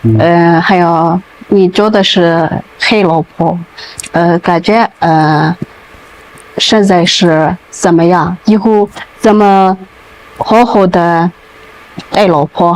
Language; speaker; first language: Chinese; non-native, learner; Amharic